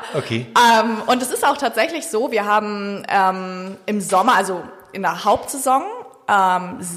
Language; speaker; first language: German; native; German